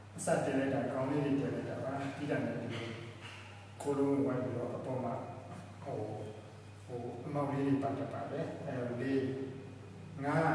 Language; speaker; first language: Burmese; native; Burmese